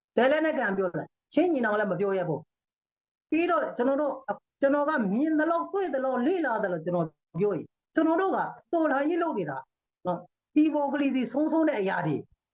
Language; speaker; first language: Burmese; non-native, local second language; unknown